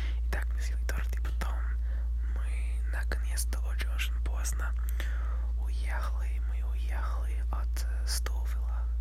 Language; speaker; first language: Russian; non-native, learner; English